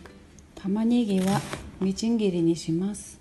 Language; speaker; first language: Japanese; non-native, fluent; Mongolian